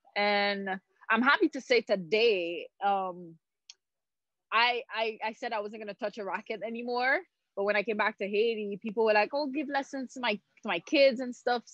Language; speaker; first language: English; non-native, fluent; Haitian Creole